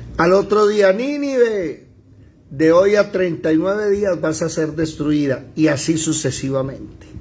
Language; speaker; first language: Spanish; native; Spanish